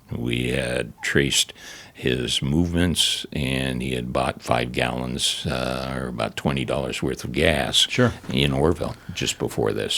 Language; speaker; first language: English; native; English